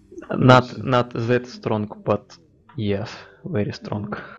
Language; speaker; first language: English; non-native, learner; Russian